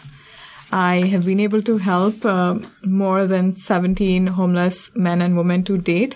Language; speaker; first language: English; non-native, local second language; Hindi